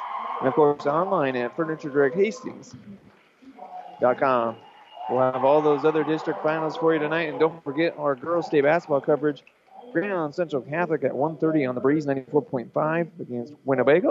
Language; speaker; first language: English; native; English